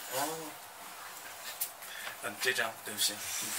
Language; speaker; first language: Chinese; native; Chinese